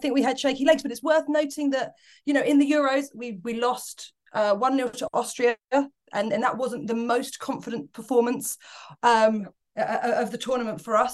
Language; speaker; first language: English; native; English